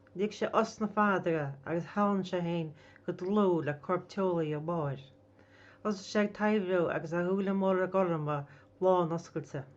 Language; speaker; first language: Irish; native; Irish